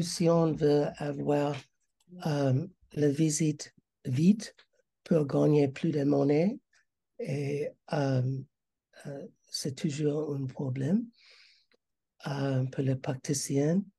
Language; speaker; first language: French; non-native, learner; English